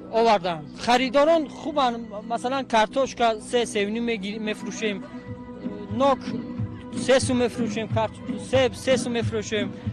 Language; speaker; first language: Tajik; native; Tajik